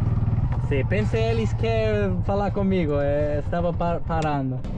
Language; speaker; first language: Portuguese; non-native, learner; English